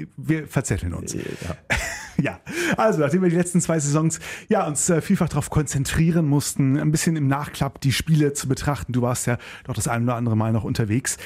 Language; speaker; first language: German; native; German